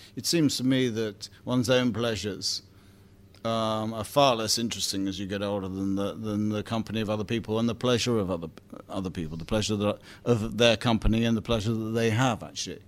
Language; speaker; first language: English; native; English